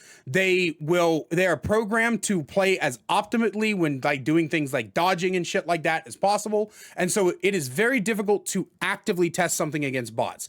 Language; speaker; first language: English; native; English